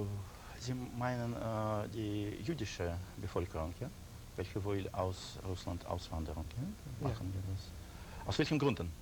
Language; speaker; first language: German; non-native, learner; Russian